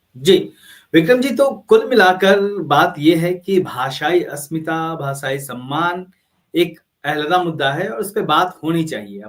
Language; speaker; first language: Hindi; native; Hindi